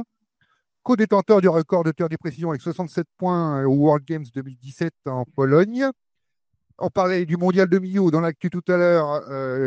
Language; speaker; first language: French; native; French